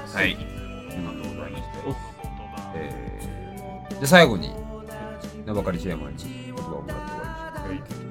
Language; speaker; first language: Japanese; native; Japanese